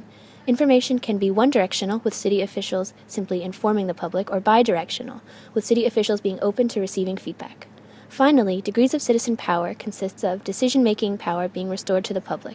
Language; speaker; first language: English; native; English